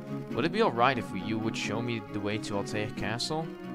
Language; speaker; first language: English; non-native, fluent; Dutch